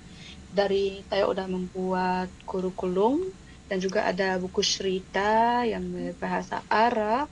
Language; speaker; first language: Indonesian; non-native, fluent; Arabic